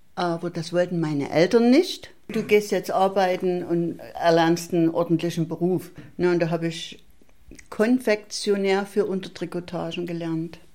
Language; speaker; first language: German; native; German